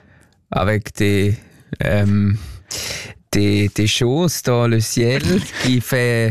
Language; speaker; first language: French; non-native, learner; German